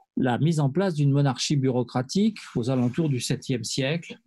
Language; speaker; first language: French; native; French